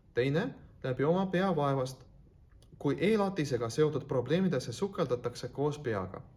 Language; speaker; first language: Estonian; non-native, local second language; Russian